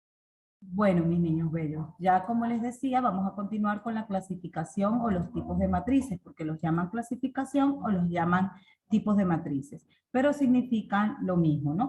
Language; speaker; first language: Spanish; native; Spanish